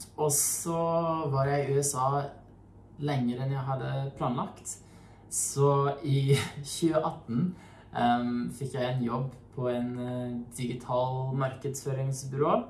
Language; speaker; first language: Norwegian; non-native, fluent; English